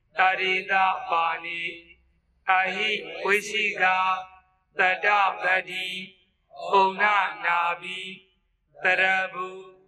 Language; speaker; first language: Burmese; native; Burmese